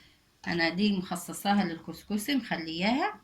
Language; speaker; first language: Arabic; native; Arabic